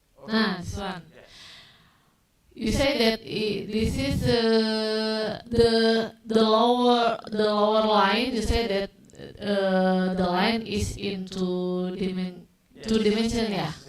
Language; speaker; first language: English; non-native, learner; Indonesian